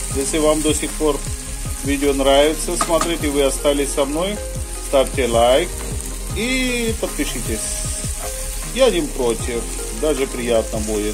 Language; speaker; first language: Russian; non-native, fluent; Hindi